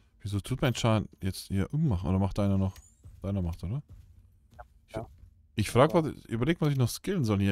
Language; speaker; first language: German; native; German